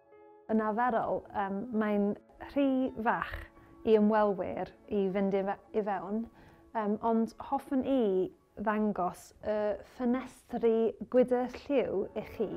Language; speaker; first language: Welsh; non-native, learner; English